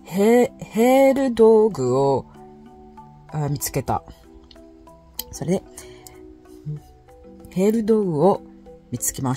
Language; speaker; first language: Japanese; non-native, learner; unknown